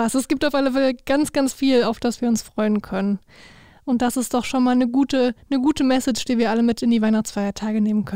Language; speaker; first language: German; native; German